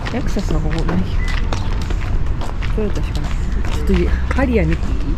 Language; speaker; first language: Japanese; native; Japanese